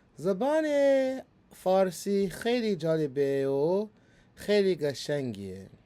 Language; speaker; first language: Persian; non-native, learner; English